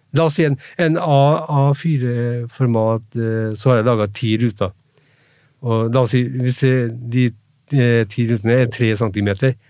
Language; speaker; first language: Norwegian; non-native, fluent; Punjabi